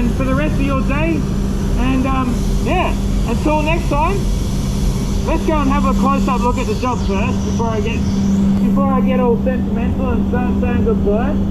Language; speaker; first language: English; native; English